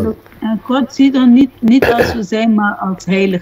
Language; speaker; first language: Dutch; non-native, local second language; Papiamento